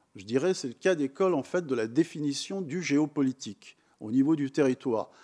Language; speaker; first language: French; non-native, fluent; Croatian